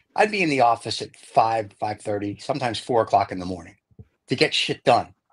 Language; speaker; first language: English; native; English